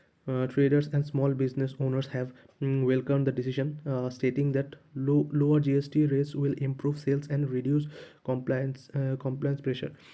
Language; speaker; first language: English; non-native, local second language; Bangla